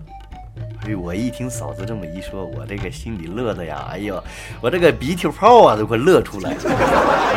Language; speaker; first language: Chinese; native; Chinese